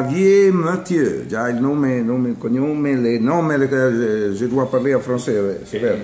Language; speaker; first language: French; non-native, learner; Italian